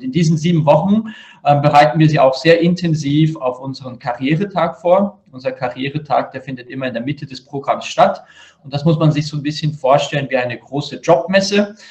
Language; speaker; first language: German; native; German